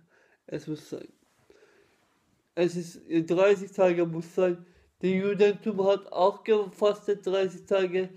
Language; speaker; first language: German; non-native, learner; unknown